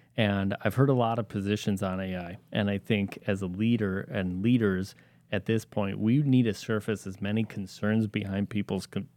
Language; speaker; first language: English; native; English